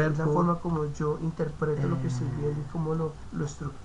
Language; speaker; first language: Spanish; native; Spanish